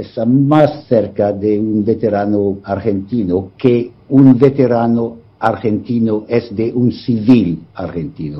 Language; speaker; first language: Spanish; non-native, fluent; English